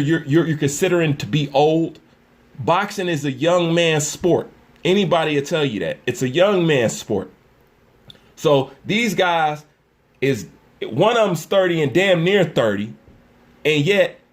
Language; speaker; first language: English; native; English